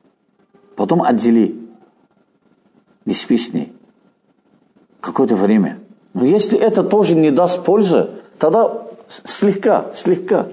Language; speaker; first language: Russian; non-native, fluent; Azerbaijani